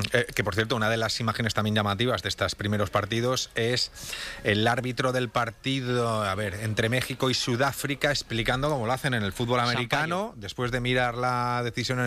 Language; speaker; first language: Spanish; native; Spanish